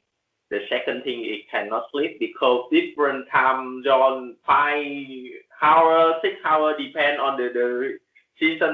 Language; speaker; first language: English; non-native, learner; Vietnamese